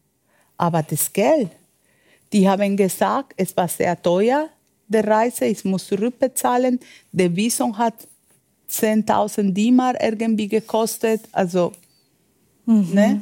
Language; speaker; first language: German; non-native, learner; Spanish